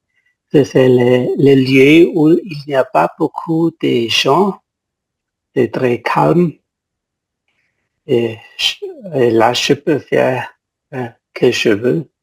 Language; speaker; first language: French; non-native, learner; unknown